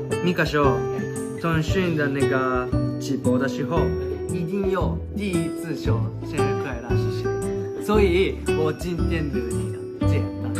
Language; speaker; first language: Chinese; non-native, learner; Japanese